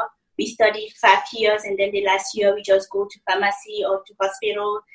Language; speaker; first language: English; non-native, fluent; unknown